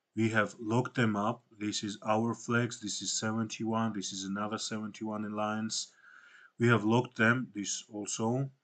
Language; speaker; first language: English; non-native, fluent; Georgian